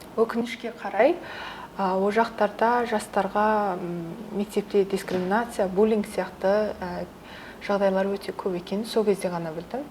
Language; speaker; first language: Kazakh; early bilingual, heritage; Kazakh